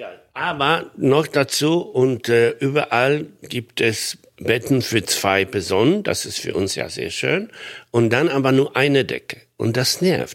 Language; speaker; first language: German; non-native, fluent; Polish